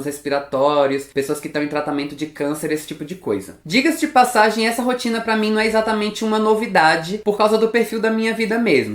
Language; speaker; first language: Portuguese; native; Portuguese